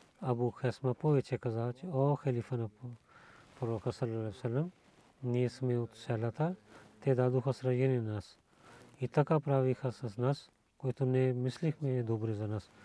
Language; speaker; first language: Bulgarian; non-native, learner; Urdu